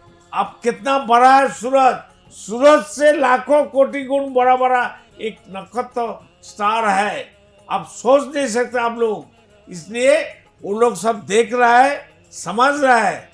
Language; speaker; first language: Hindi; non-native, local second language; Bangla